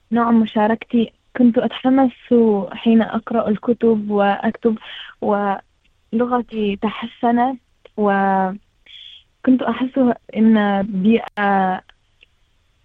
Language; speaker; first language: Arabic; early bilingual, heritage; Arabic